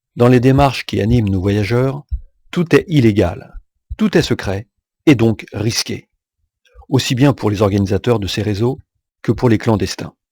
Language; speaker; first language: French; native; French